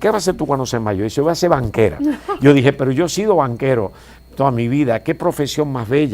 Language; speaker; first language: Spanish; native; Spanish